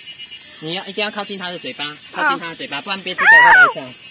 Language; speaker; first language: Chinese; native; Chinese